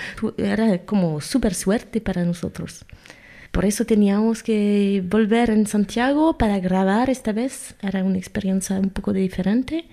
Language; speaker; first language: Spanish; non-native, fluent; French